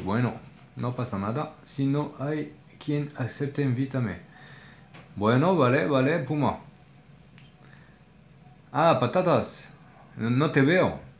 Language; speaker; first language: Spanish; non-native, learner; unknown